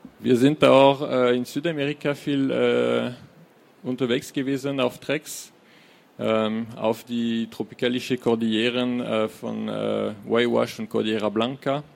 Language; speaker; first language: German; non-native, fluent; French